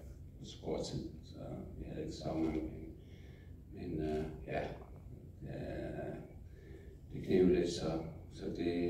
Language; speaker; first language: Danish; non-native, fluent; English